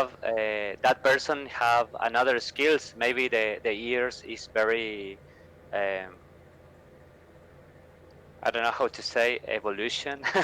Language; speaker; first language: English; non-native, learner; Spanish